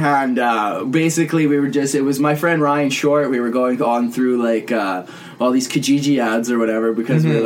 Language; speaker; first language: English; native; English